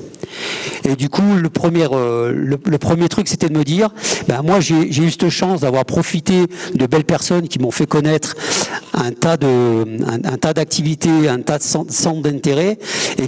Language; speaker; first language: French; native; French